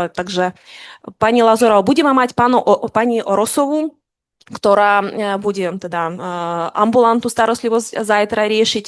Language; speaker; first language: Slovak; non-native, fluent; Ukrainian